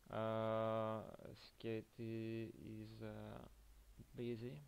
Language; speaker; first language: English; non-native, learner; French